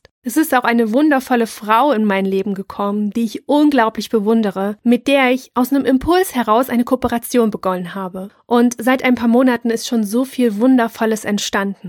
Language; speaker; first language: German; native; German